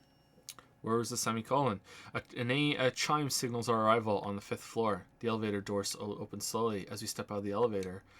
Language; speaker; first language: English; native; English